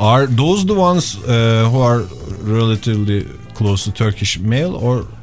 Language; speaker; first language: English; non-native, fluent; Turkish